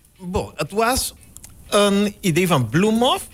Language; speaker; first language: Dutch; non-native, local second language; Papiamento